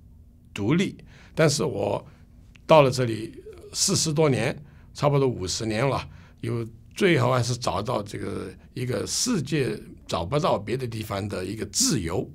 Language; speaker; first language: Chinese; non-native, local second language; Cantonese